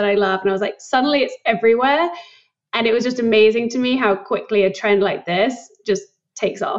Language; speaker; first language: English; native; English